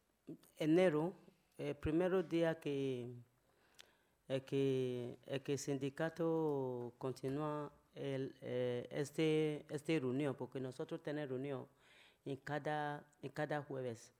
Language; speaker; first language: Spanish; non-native, learner; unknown